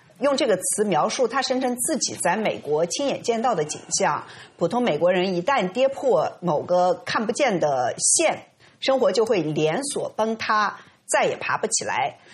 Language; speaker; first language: Chinese; native; Chinese